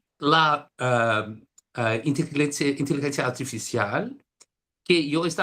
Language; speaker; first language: Spanish; non-native, fluent; Portuguese